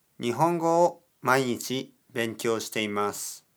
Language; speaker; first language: Japanese; non-native, learner; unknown